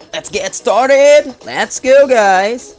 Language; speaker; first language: English; non-native, fluent; Portuguese